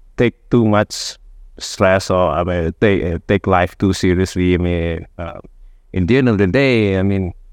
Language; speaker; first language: English; non-native, fluent; Indonesian